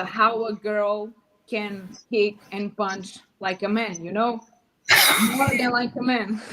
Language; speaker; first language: English; non-native, learner; Portuguese